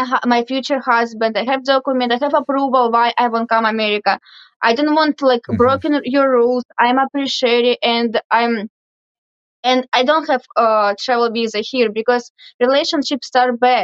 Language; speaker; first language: English; non-native, learner; Russian